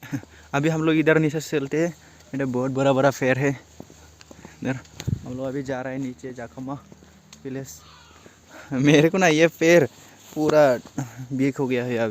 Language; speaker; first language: Hindi; non-native, local second language; Assamese